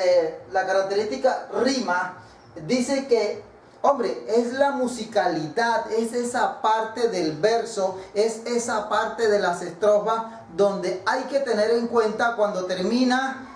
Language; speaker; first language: Spanish; native; Spanish